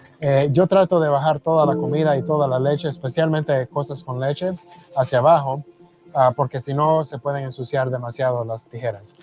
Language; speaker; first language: Spanish; early bilingual, heritage; Spanish